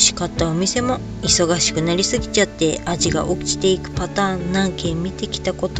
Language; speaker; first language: Japanese; native; Japanese